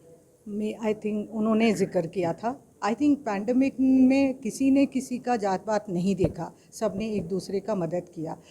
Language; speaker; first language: Hindi; non-native, local second language; Bangla